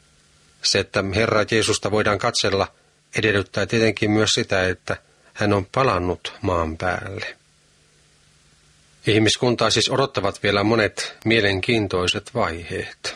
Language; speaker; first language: Finnish; native; Finnish